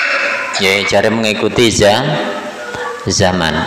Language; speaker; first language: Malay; non-native, local second language; Javanese